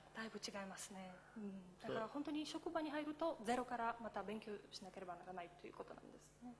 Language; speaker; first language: Japanese; non-native, fluent; Polish